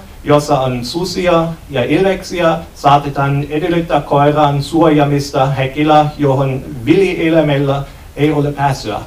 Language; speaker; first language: Finnish; non-native, learner; German